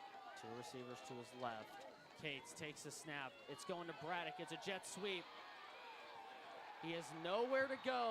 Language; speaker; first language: English; native; English